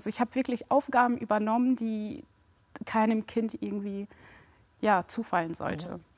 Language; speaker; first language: German; early bilingual, other home language; French